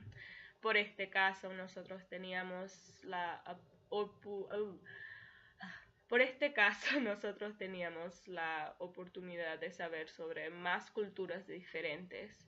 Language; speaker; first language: Spanish; early bilingual, heritage; Spanish